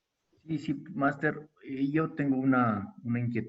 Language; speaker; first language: Spanish; native; Spanish